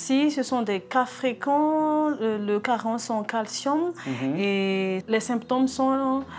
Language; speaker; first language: French; non-native, local second language; Malagasy